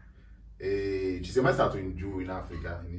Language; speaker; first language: Italian; native; Italian